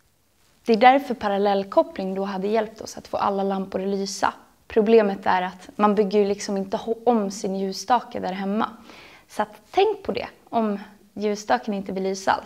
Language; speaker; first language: Swedish; native; Swedish